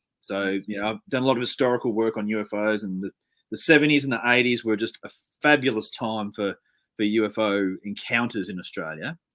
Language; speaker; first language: English; native; English